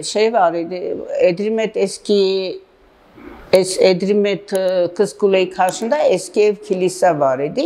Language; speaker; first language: Turkish; non-native, learner; Armenian